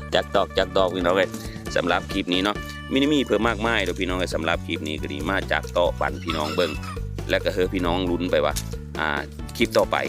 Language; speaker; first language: Thai; non-native, local second language; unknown